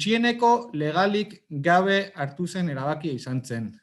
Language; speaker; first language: Basque; native; Basque